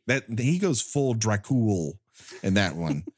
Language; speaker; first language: English; native; English